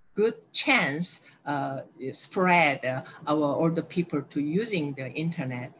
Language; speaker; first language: English; non-native, learner; Korean